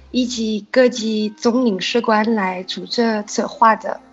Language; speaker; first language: Chinese; non-native, learner; French